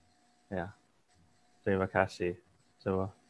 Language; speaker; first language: Indonesian; non-native, learner; English